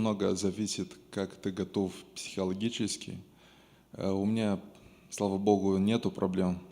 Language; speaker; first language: Russian; non-native, local second language; Romanian